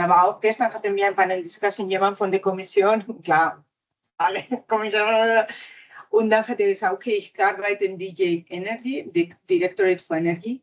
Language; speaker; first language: German; non-native, fluent; Italian